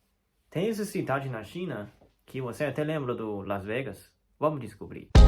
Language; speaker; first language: Portuguese; non-native, fluent; Chinese